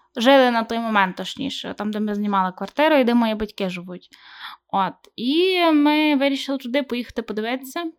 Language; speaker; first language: Ukrainian; native; Ukrainian